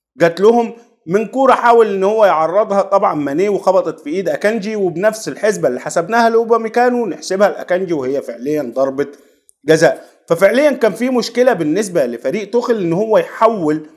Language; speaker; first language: Arabic; native; Arabic